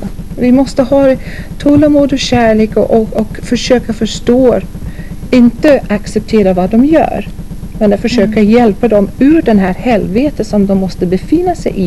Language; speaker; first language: Swedish; non-native, fluent; English